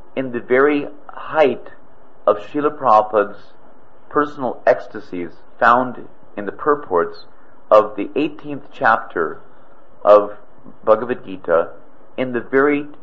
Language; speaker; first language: English; native; English